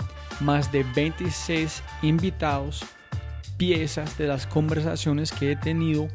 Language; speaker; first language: Spanish; non-native, fluent; English